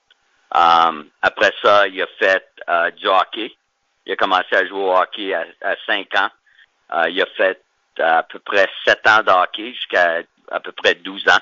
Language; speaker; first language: French; native; French